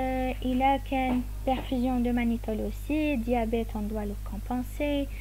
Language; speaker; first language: French; non-native, local second language; Arabic